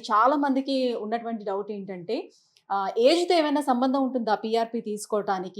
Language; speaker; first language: Telugu; native; Telugu